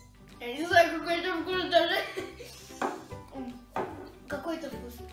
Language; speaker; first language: Russian; native; Russian